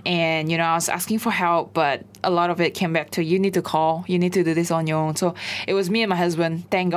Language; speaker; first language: English; non-native, local second language; Chinese